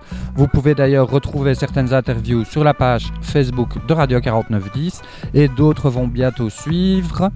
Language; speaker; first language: French; native; French